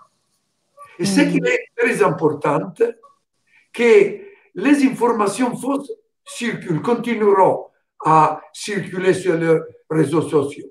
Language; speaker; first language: French; non-native, fluent; Italian